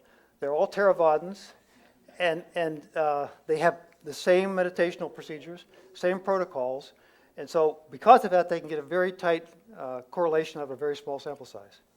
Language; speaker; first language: English; native; English